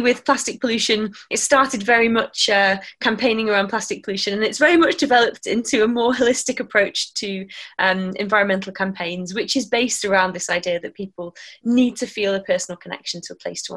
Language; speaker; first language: English; native; English